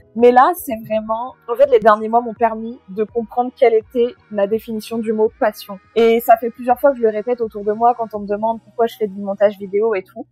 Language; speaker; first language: French; native; French